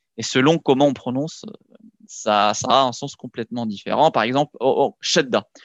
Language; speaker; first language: French; non-native, local second language; Arabic